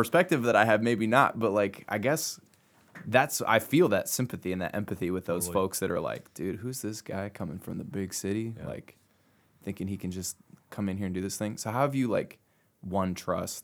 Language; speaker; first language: English; native; English